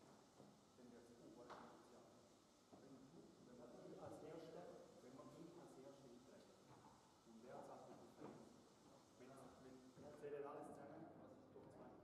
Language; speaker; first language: German; non-native, learner; Italian